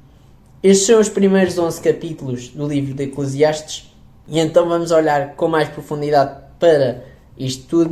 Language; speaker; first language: Portuguese; native; Portuguese